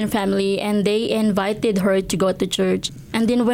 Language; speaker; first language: English; non-native, local second language; Cebuano